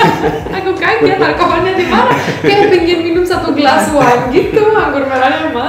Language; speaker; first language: Indonesian; non-native, fluent; Romanian